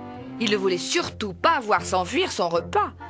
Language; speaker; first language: French; native; French